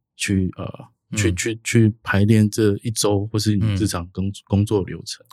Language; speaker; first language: Chinese; native; Chinese